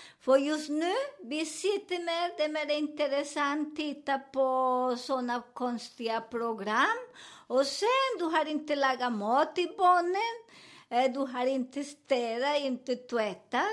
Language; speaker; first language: Swedish; non-native, fluent; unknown